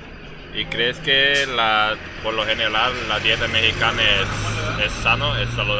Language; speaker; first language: Spanish; non-native, learner; English